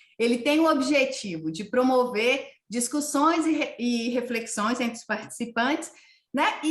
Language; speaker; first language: Portuguese; native; Portuguese